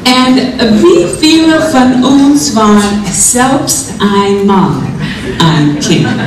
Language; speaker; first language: German; non-native, fluent; English